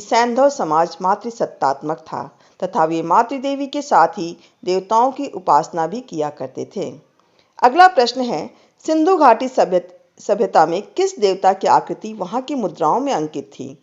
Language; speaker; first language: Hindi; native; Hindi